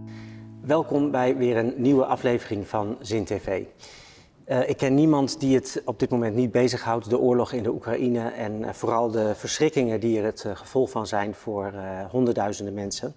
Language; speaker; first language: Dutch; native; Dutch